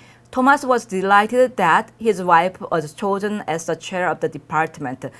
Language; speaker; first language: English; non-native, fluent; Korean